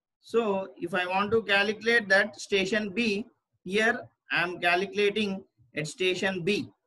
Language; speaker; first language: English; non-native, local second language; Telugu